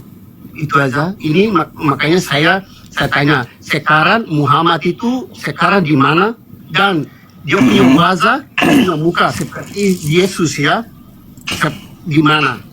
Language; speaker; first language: Indonesian; non-native, fluent; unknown